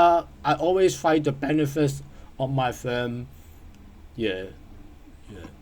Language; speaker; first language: English; non-native, learner; Cantonese